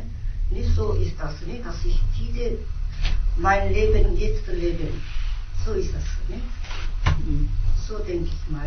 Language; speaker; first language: German; non-native, fluent; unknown